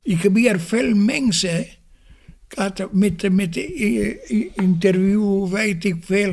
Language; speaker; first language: Dutch; non-native, fluent; Italian